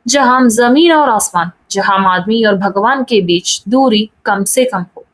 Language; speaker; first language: Hindi; non-native, local second language; Malayalam